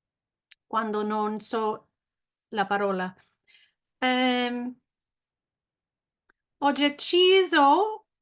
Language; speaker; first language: Italian; non-native, learner; English